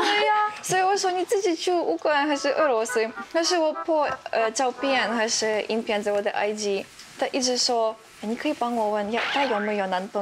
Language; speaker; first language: Chinese; non-native, fluent; Russian